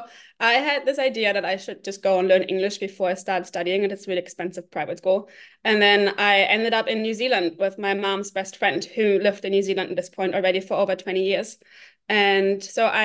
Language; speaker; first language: English; non-native, fluent; German